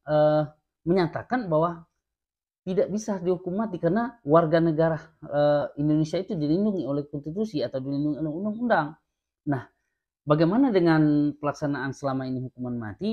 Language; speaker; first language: Indonesian; native; Indonesian